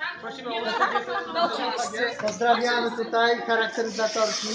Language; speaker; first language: Polish; native; Polish